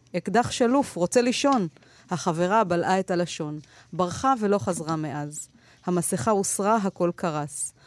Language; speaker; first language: Hebrew; native; Hebrew